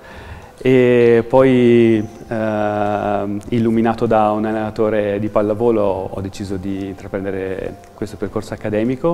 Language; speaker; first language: Italian; native; Italian